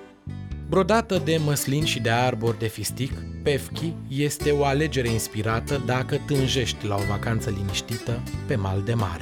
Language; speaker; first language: Romanian; native; Romanian